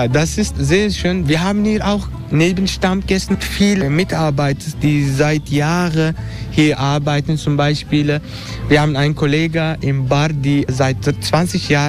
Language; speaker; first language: German; non-native, learner; Turkish